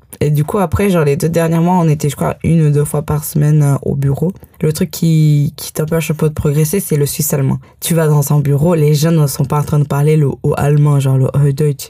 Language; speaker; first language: French; early bilingual, heritage; French